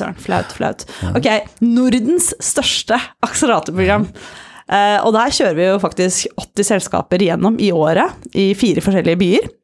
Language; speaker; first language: Norwegian; native; Norwegian